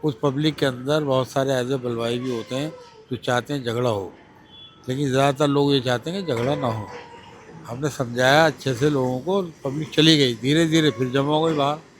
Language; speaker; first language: Hindi; native; Hindi